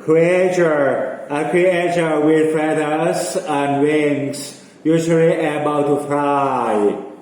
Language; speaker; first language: English; non-native, fluent; Thai